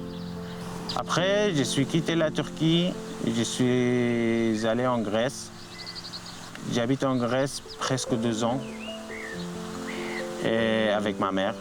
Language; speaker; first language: French; non-native, learner; Arabic